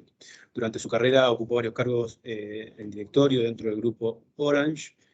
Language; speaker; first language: Spanish; native; Spanish